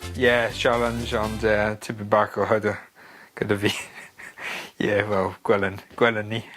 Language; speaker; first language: Welsh; non-native, local second language; English